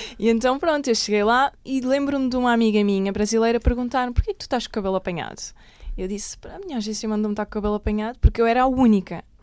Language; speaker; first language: Portuguese; native; Portuguese